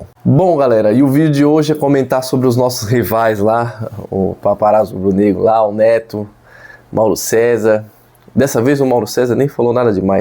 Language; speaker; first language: Portuguese; native; Portuguese